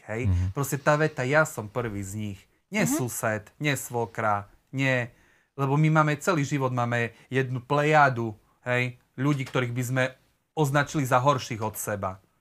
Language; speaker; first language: Slovak; native; Slovak